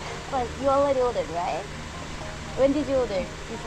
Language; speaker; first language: English; non-native, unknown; Korean